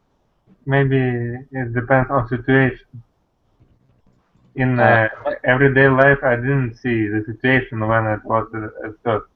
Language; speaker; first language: English; non-native, learner; Russian